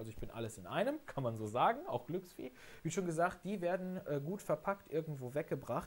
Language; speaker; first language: German; native; German